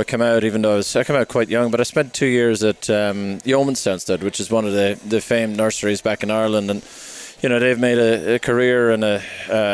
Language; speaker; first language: English; native; English